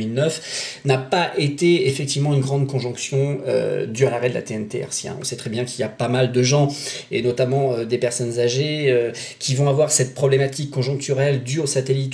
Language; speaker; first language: French; native; French